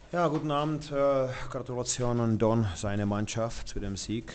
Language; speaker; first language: German; non-native, fluent; Czech